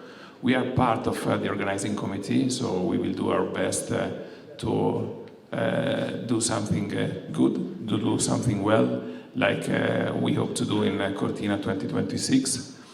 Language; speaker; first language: English; non-native, fluent; Italian